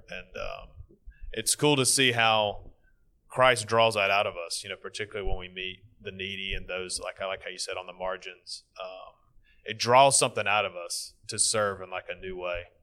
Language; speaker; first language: English; native; English